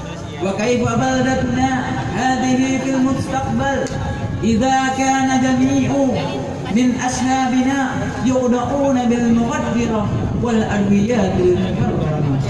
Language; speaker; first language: Arabic; non-native, learner; Indonesian